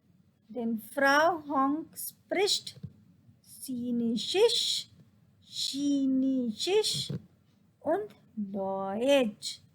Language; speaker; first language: German; non-native, fluent; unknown